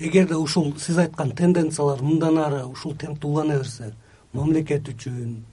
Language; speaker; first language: Kyrgyz; native; Kyrgyz